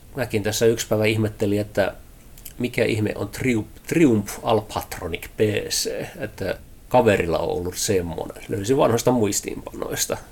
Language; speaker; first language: Finnish; early bilingual, heritage; Finnish